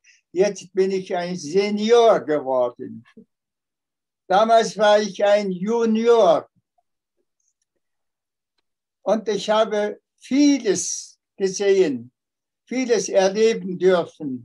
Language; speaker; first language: German; non-native, fluent; Tuvinian